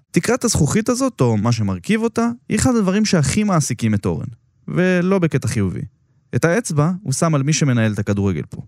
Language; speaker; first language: Hebrew; native; Hebrew